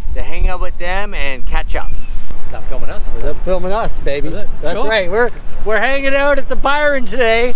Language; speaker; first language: English; native; English